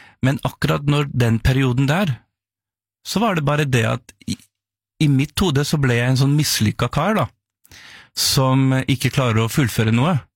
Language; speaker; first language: Norwegian; early bilingual, other home language; Urdu